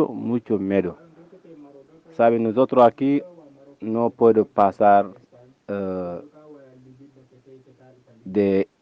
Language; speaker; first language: Spanish; non-native, learner; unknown